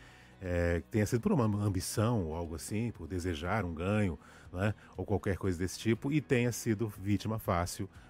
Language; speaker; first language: Portuguese; native; Portuguese